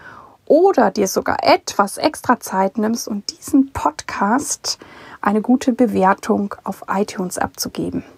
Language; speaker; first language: German; native; German